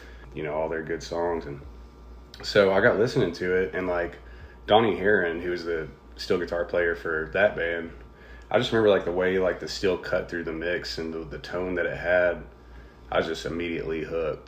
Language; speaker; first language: English; native; English